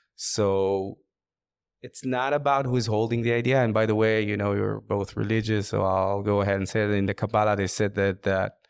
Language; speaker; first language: English; non-native, fluent; Hebrew